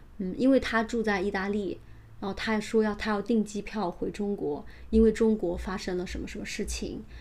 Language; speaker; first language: Chinese; native; Chinese